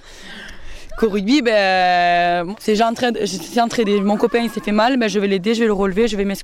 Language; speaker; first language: French; native; French